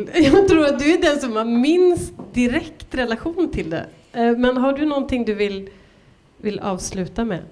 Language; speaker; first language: Swedish; native; Swedish